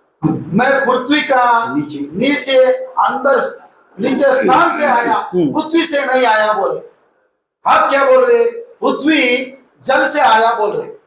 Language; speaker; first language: Hindi; non-native, local second language; Telugu